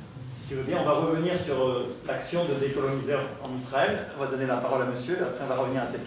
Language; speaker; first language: French; native; French